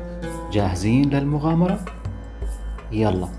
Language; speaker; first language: Arabic; native; Arabic